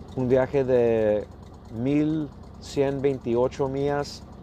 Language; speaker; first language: Spanish; early bilingual, heritage; Spanish